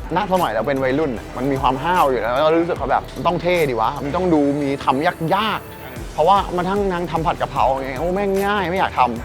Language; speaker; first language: Thai; native; Thai